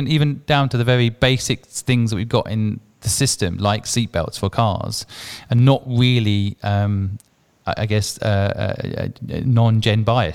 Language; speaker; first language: English; native; English